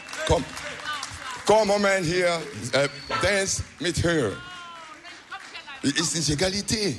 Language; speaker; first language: English; non-native, learner; German